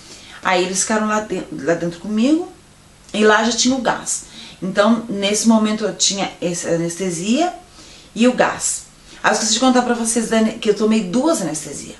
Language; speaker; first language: Portuguese; native; Portuguese